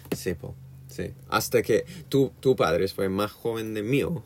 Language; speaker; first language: Spanish; non-native, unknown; English